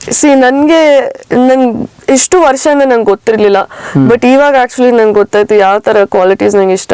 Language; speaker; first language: Kannada; early bilingual, heritage; Kannada